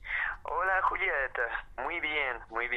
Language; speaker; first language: Spanish; non-native, fluent; French